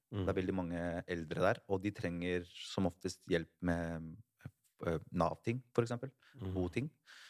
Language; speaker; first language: Norwegian; early bilingual, other home language; Spanish